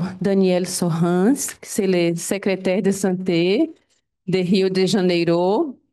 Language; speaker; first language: French; non-native, fluent; Portuguese